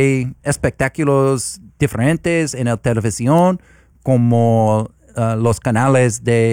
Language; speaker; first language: Spanish; non-native, learner; English